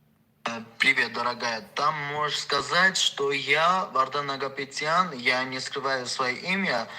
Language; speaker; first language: Russian; non-native, fluent; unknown